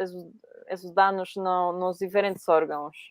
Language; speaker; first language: Portuguese; non-native, fluent; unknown